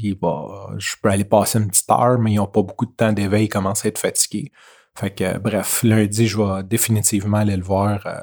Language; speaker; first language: French; native; French